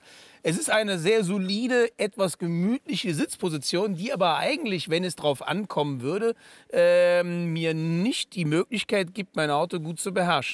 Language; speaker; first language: German; native; German